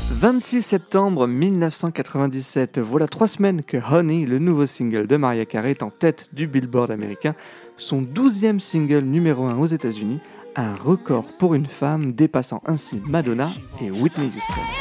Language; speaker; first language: French; native; French